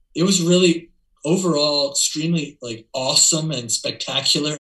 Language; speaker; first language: English; native; English